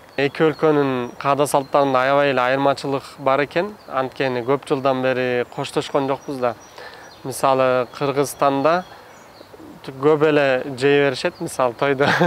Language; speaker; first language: Kyrgyz; non-native, fluent; Turkish